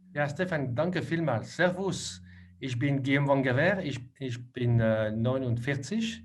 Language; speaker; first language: German; non-native, learner; French